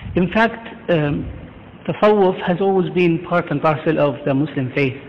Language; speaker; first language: English; non-native, fluent; Arabic